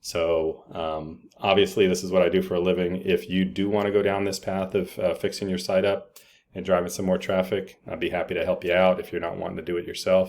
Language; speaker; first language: English; native; English